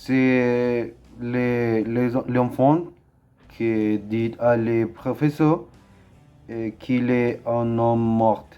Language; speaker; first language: French; non-native, learner; Spanish